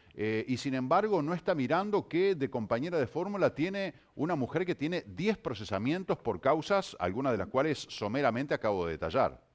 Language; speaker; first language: Spanish; native; Spanish